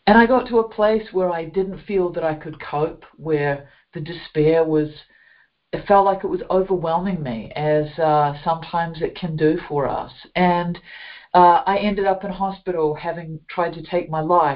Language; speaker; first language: English; native; English